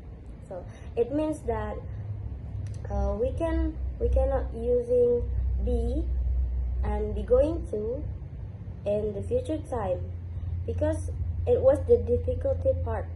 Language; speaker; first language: English; non-native, learner; Indonesian